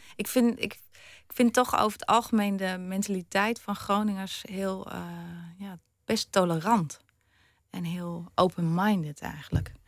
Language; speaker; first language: Dutch; early bilingual, other home language; German